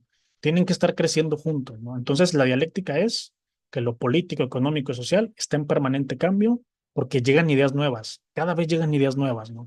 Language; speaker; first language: Spanish; native; Spanish